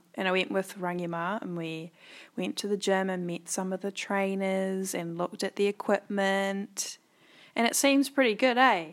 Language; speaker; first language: English; native; English